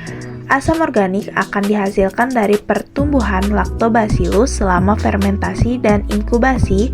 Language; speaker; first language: Indonesian; native; Indonesian